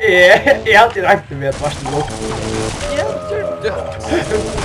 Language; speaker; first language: Swedish; non-native, learner; Faroese